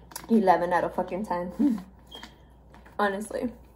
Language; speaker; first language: English; early bilingual, other home language; Spanish